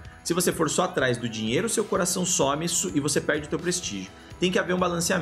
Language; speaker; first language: Portuguese; native; Portuguese